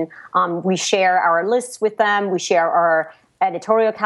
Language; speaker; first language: English; non-native, fluent; German